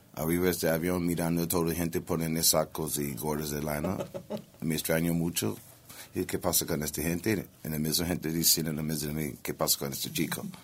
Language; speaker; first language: Spanish; non-native, learner; English